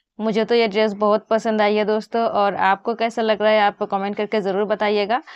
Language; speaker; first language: Hindi; non-native, local second language; Bangla